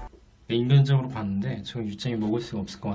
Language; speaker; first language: Korean; native; Korean